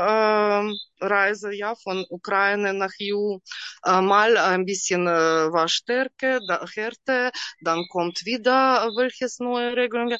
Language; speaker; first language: German; non-native, learner; Russian